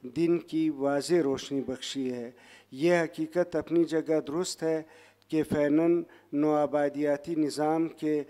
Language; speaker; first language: Urdu; non-native, local second language; Pashto